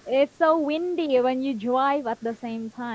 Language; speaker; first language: English; non-native, fluent; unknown